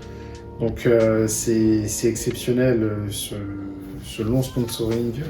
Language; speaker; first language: French; native; French